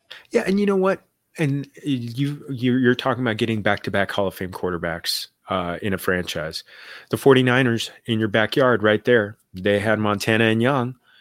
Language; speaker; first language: English; native; English